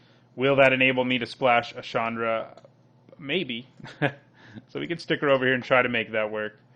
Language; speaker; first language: English; native; English